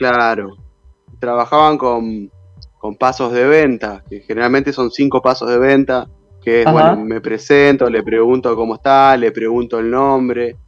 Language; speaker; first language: Spanish; native; Spanish